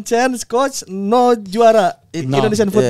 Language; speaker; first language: English; non-native, learner; Indonesian